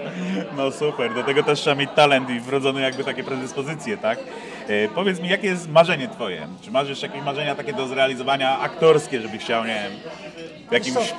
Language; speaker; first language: Polish; native; Polish